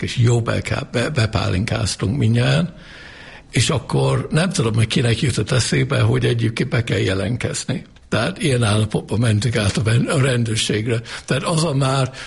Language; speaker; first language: Hungarian; non-native, fluent; English